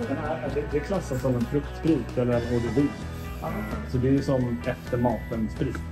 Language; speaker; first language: Swedish; native; Swedish